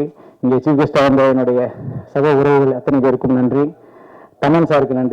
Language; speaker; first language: Tamil; native; Tamil